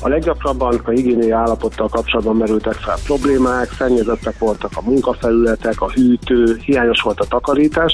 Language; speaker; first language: Hungarian; native; Hungarian